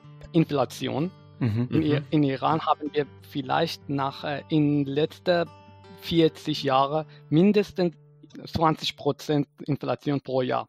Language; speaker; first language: German; non-native, fluent; Persian